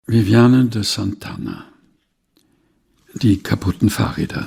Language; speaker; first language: German; non-native, fluent; Portuguese